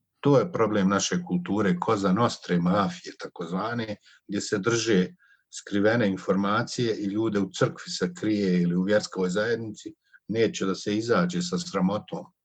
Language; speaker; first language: Bosnian; native; Bosnian